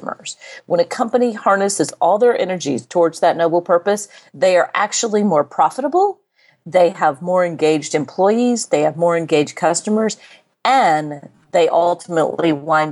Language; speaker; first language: English; native; English